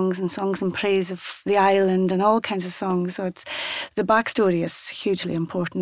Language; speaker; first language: English; non-native, local second language; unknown